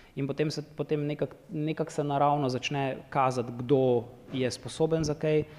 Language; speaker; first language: Slovenian; native; Slovenian